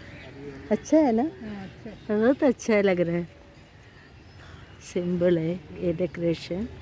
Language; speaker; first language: Hindi; non-native, local second language; Malayalam